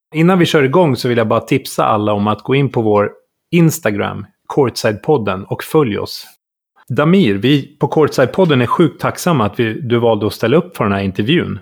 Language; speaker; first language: Swedish; native; Swedish